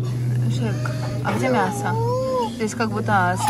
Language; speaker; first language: Russian; native; Russian